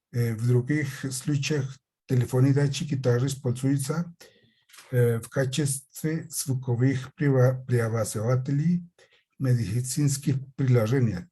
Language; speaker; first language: Russian; non-native, fluent; Spanish